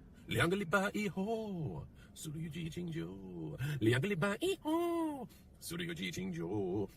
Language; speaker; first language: Chinese; non-native, learner; English